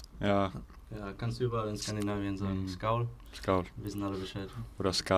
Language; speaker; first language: German; non-native, fluent; Icelandic